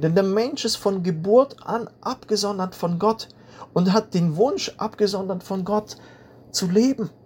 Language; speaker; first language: German; native; German